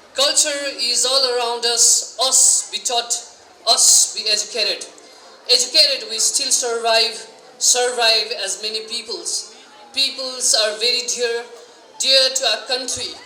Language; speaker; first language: English; non-native, local second language; Nepali